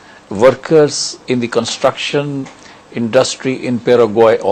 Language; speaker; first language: English; non-native, local second language; Urdu